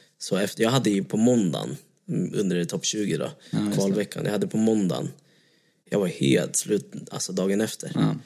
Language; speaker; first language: Swedish; early bilingual, other home language; Vietnamese